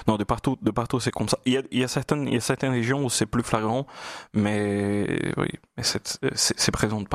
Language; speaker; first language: French; non-native, fluent; Portuguese